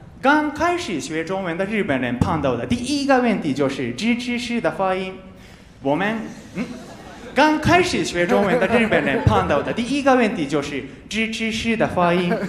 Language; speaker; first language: Chinese; non-native, fluent; Japanese